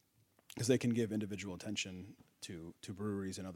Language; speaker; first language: English; native; English